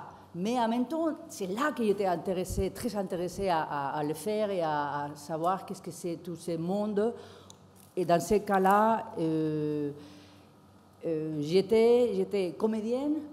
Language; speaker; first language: French; non-native, fluent; Spanish